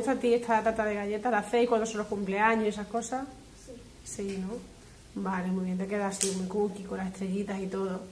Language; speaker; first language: Spanish; native; Spanish